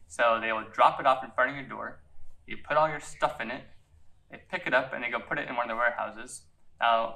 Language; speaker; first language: English; native; English